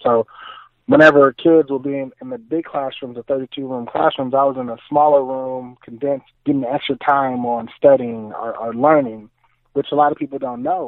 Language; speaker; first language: English; native; English